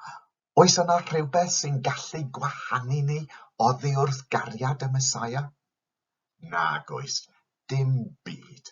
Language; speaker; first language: Welsh; non-native, fluent; English